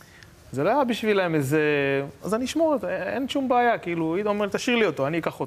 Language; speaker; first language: Hebrew; native; Hebrew